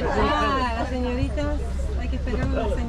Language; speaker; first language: Spanish; native; Spanish